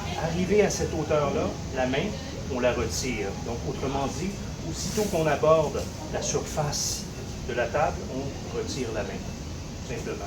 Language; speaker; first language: French; native; French